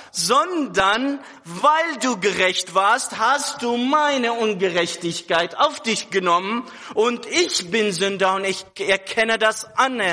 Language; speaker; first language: German; non-native, fluent; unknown